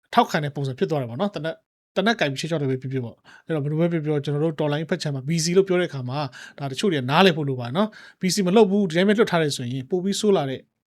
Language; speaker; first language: Burmese; native; Burmese